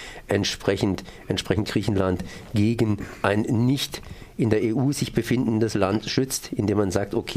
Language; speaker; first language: German; native; German